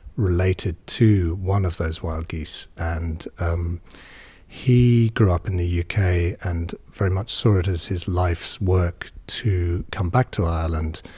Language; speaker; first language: English; native; English